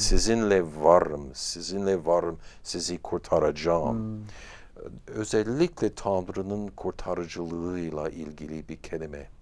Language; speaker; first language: Turkish; non-native, fluent; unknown